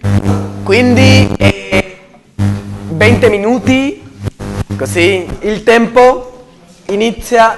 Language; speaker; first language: Italian; non-native, learner; Spanish